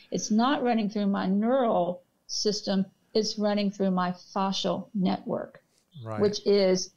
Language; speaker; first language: English; native; English